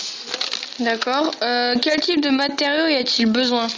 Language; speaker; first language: French; native; French